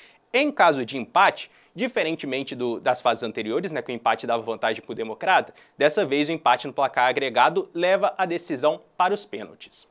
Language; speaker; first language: Portuguese; native; Portuguese